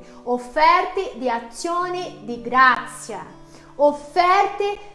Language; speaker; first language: Italian; non-native, fluent; Portuguese